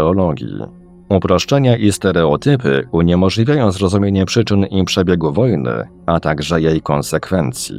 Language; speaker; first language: Polish; native; Polish